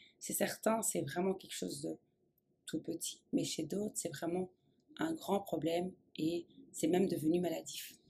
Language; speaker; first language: French; native; French